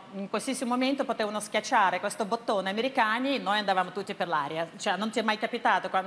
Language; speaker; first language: Italian; non-native, fluent; Russian